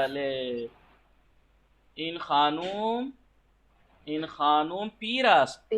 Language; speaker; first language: Persian; non-native, fluent; Urdu